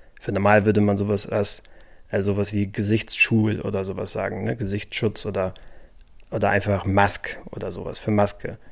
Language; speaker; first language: German; native; German